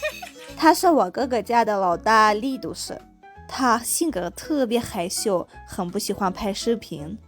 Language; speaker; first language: Chinese; non-native, fluent; Armenian